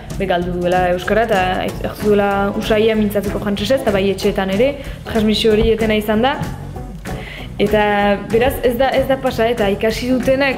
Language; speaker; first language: Basque; native; Basque